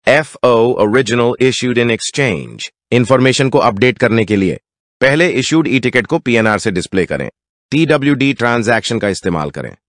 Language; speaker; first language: Urdu; native; Urdu